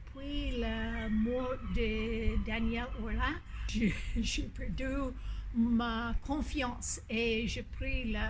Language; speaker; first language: French; non-native, fluent; English